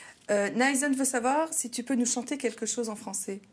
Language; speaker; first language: French; native; French